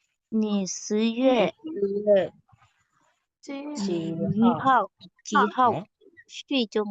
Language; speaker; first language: Chinese; non-native, learner; Burmese